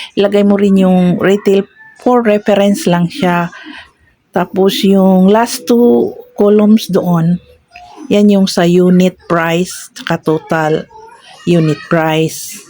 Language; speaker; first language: Filipino; non-native, local second language; Cebuano